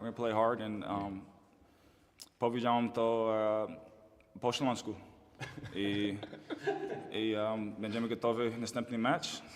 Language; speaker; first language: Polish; non-native, learner; English